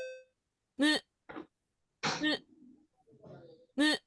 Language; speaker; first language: Japanese; non-native, learner; Filipino